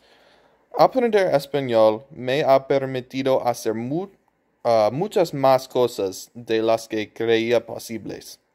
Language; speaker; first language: Spanish; non-native, fluent; English